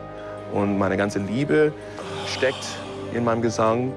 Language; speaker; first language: German; non-native, fluent; English